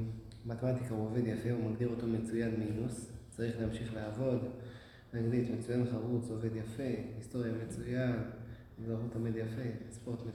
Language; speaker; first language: Hebrew; native; Hebrew